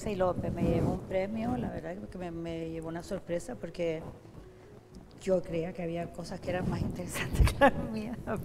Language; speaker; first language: Spanish; native; Spanish